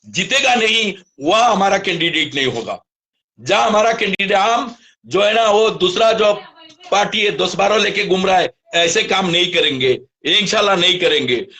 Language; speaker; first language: Hindi; non-native, local second language; Bangla